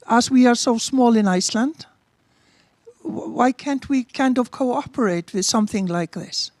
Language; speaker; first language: English; non-native, fluent; Icelandic